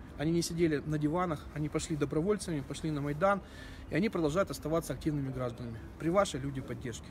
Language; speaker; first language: Russian; native; Russian